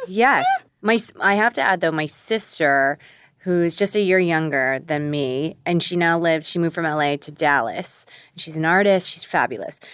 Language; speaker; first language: English; early bilingual, other home language; Korean